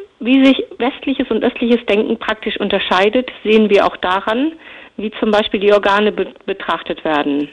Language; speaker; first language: German; native; German